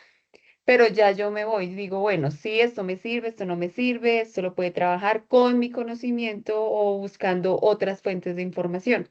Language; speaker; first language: Spanish; native; Spanish